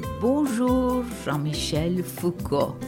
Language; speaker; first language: French; non-native, fluent; Turkish